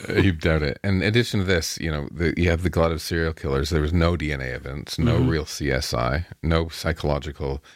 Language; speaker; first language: English; native; English